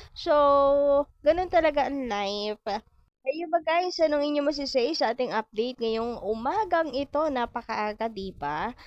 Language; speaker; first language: Filipino; non-native, local second language; Bikol